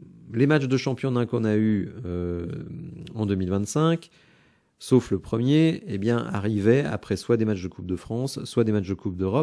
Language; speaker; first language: French; native; French